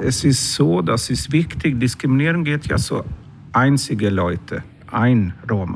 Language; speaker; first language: German; non-native, learner; Swedish